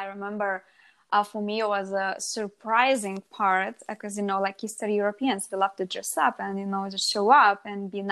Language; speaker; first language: English; non-native, fluent; Lithuanian